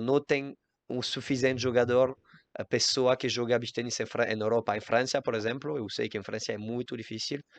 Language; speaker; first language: Portuguese; non-native, learner; French